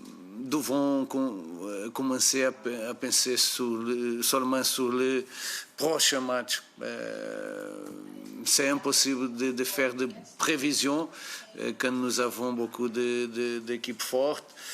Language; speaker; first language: French; non-native, fluent; Portuguese